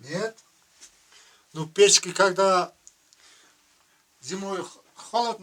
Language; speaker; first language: Russian; non-native, local second language; Kyrgyz